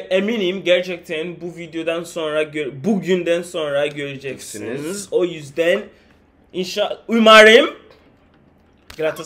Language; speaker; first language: Turkish; non-native, learner; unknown